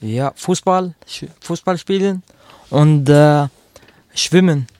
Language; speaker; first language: German; non-native, learner; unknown